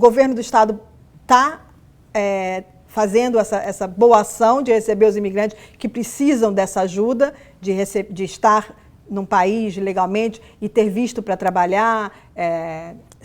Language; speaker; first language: Portuguese; native; Portuguese